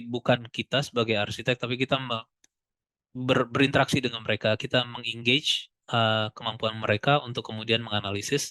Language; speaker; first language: Indonesian; native; Indonesian